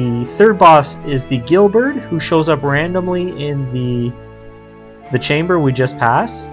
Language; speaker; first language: English; native; English